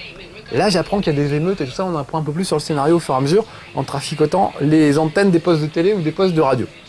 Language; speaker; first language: French; native; French